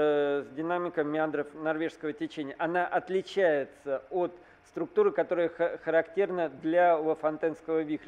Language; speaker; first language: Russian; native; Russian